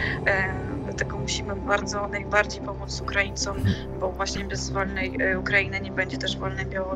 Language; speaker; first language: Polish; non-native, fluent; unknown